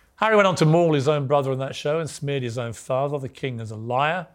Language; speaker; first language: English; native; English